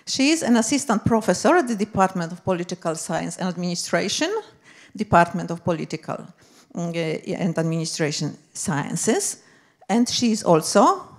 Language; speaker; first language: English; non-native, fluent; Polish